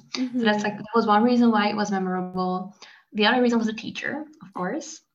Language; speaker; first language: English; non-native, fluent; Hungarian